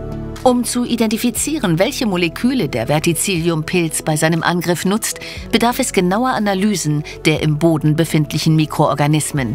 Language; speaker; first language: German; native; German